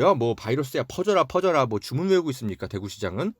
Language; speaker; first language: Korean; native; Korean